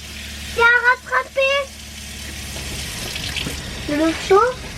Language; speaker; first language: French; native; French